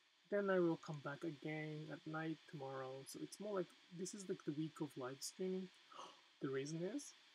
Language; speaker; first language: English; non-native, fluent; Japanese